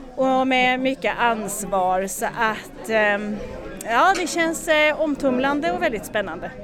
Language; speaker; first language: Swedish; native; Swedish